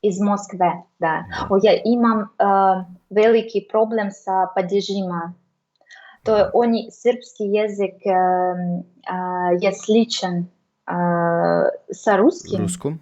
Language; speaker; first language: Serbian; non-native, learner; Russian